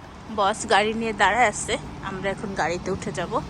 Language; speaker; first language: Bangla; early bilingual, heritage; Bangla